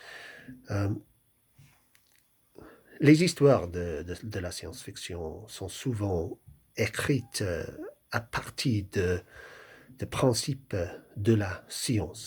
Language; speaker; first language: French; non-native, fluent; English